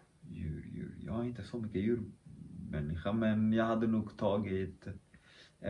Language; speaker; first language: Swedish; early bilingual, other home language; Kurdish